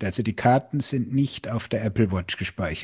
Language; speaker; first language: German; native; German